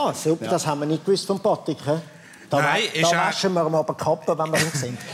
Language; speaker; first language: German; native; German